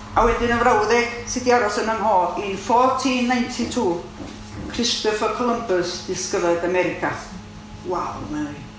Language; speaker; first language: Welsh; native; Welsh